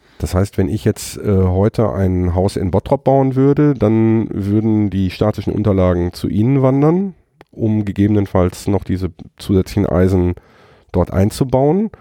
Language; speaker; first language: German; native; German